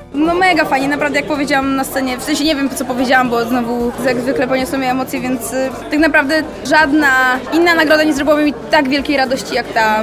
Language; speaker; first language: Polish; early bilingual, heritage; Polish